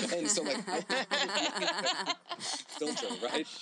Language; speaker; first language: English; native; English